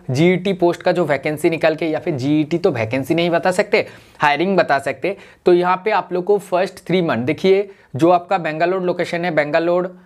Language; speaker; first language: Hindi; non-native, local second language; Bangla